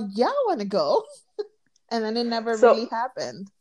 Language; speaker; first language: English; early bilingual, other home language; Spanish